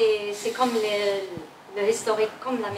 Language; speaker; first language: French; non-native, learner; Chinese